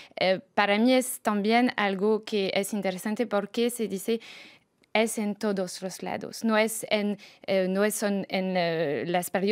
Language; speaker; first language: Spanish; non-native, fluent; French